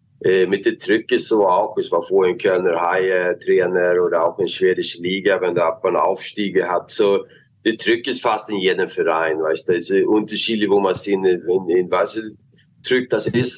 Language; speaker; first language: German; non-native, fluent; Swedish